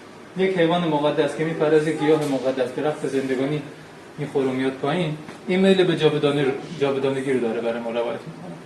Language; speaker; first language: Persian; native; Persian